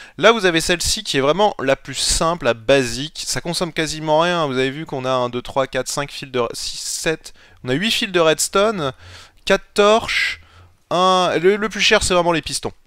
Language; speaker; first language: French; native; French